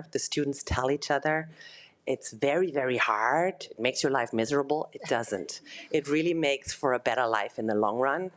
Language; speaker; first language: English; non-native, fluent; German